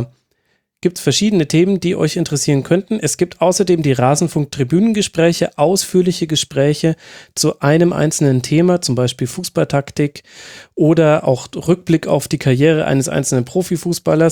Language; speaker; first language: German; native; German